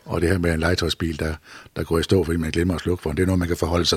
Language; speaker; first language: Danish; native; Danish